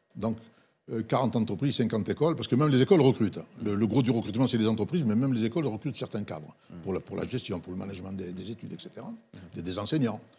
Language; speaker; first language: French; non-native, local second language; Arabic